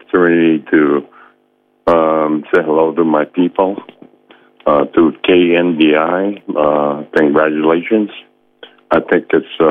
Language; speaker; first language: English; early bilingual, other home language; Samoan